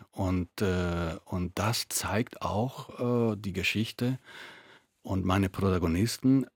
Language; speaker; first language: German; non-native, fluent; Italian